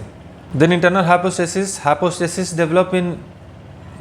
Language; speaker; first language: English; non-native, local second language; Hindi